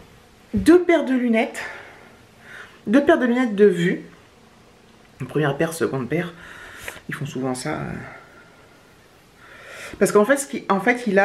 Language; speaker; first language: French; native; French